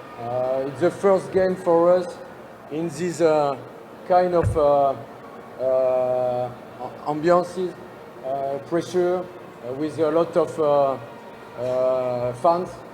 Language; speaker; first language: English; non-native, learner; French